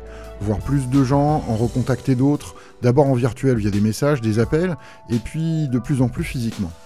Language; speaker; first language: French; native; French